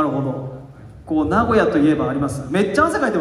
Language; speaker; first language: Japanese; native; Japanese